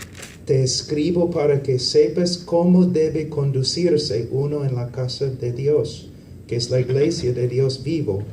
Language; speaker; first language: Spanish; non-native, fluent; English